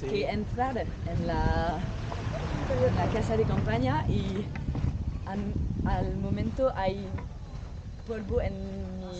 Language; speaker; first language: Spanish; non-native, learner; French